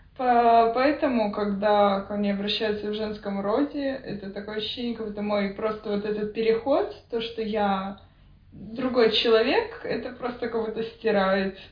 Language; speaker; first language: Russian; native; Russian